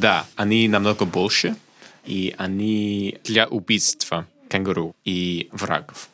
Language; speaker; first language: Russian; non-native, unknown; English